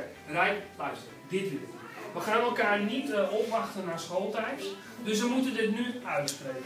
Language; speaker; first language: Dutch; native; Dutch